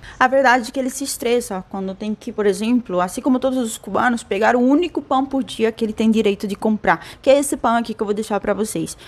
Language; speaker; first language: Portuguese; non-native, fluent; Spanish